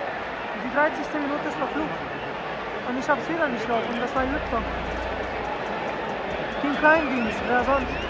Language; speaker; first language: German; native; German